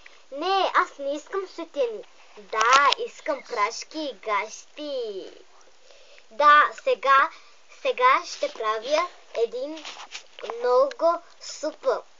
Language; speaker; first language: Bulgarian; early bilingual, heritage; Bulgarian